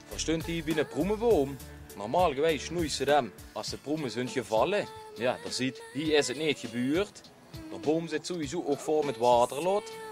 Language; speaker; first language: Dutch; native; Dutch